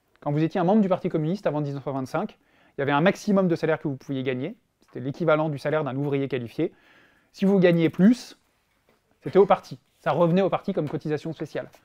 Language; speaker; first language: French; native; French